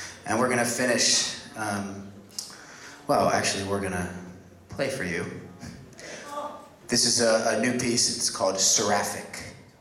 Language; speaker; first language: English; native; English